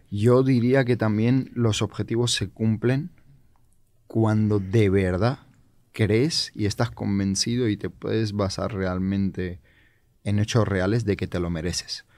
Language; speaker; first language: Spanish; non-native, fluent; Georgian